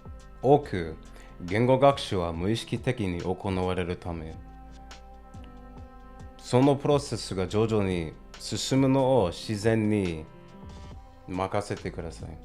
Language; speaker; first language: Japanese; non-native, learner; English